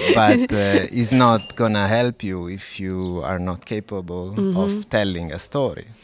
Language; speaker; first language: English; non-native, fluent; Italian